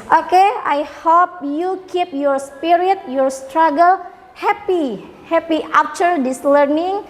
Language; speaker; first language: English; non-native, learner; Indonesian